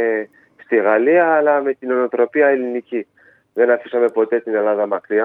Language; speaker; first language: Greek; early bilingual, heritage; Greek